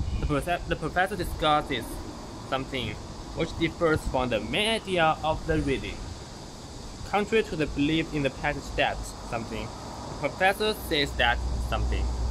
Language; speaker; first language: English; non-native, fluent; Chinese